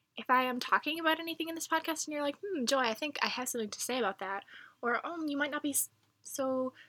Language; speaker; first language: English; native; English